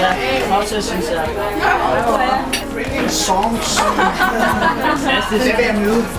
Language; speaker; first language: Danish; native; Danish